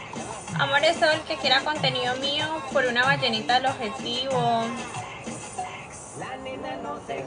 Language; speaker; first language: Spanish; native; Spanish